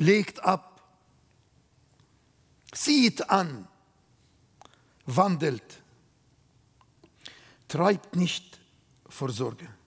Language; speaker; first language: German; non-native, learner; Arabic